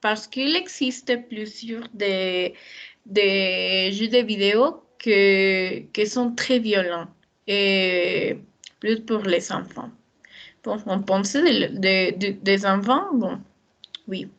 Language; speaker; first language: French; non-native, learner; Spanish